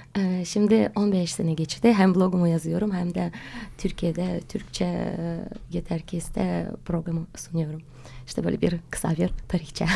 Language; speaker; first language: Turkish; non-native, fluent; Russian